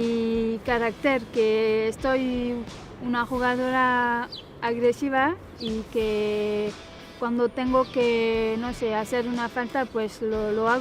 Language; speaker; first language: Spanish; non-native, fluent; French